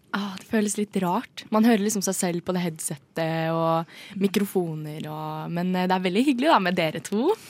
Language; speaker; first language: Norwegian; native; Norwegian